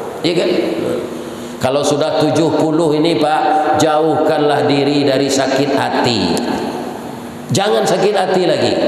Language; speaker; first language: Malay; non-native, local second language; Minangkabau